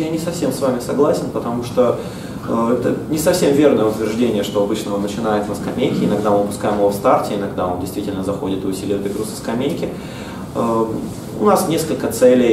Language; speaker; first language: Russian; native; Russian